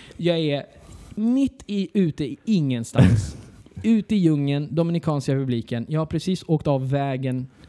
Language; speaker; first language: Swedish; early bilingual, other home language; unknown